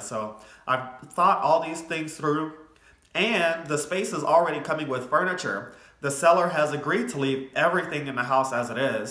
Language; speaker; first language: English; native; English